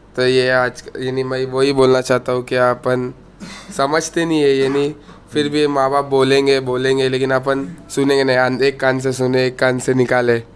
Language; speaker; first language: Hindi; non-native, local second language; Urdu